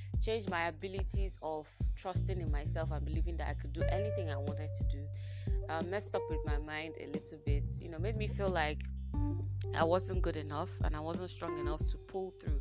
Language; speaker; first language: English; non-native, local second language; Igbo